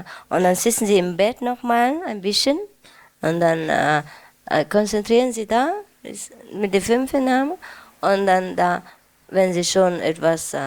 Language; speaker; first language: German; non-native, learner; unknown